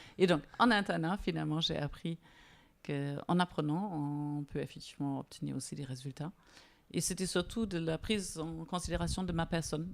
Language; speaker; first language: French; non-native, fluent; German